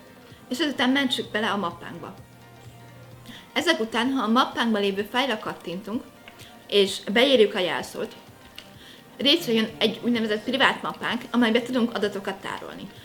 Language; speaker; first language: Hungarian; native; Hungarian